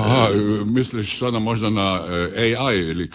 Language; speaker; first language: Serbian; early bilingual, heritage; Serbian